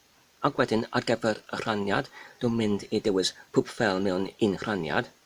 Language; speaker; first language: Welsh; non-native, learner; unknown